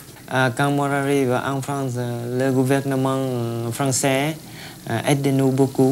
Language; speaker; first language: French; non-native, learner; Vietnamese